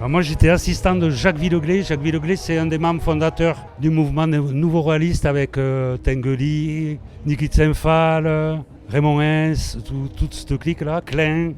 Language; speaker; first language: French; native; French